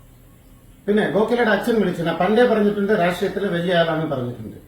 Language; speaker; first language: Malayalam; non-native, fluent; Tamil